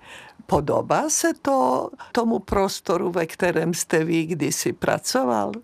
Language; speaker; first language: Czech; native; Czech